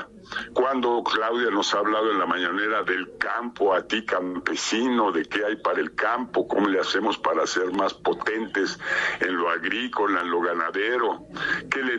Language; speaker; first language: Spanish; native; Spanish